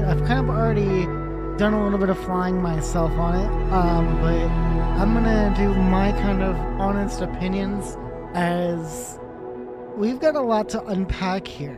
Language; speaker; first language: English; native; English